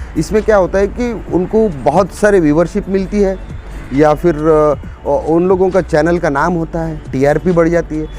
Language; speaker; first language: Hindi; non-native, local second language; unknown